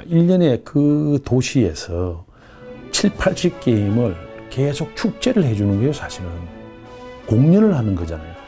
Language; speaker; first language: Korean; native; Korean